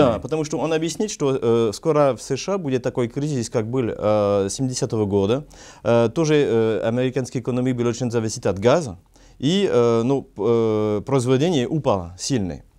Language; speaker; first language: Russian; non-native, learner; French